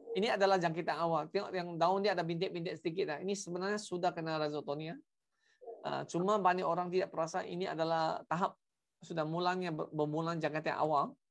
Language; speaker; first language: Malay; non-native, local second language; Chinese